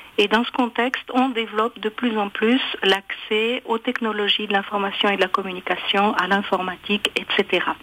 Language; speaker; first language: French; native; French